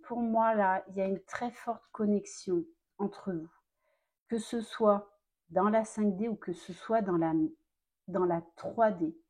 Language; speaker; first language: French; native; French